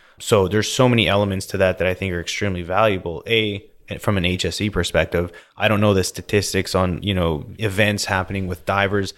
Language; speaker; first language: English; native; English